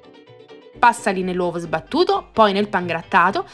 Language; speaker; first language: Italian; native; Italian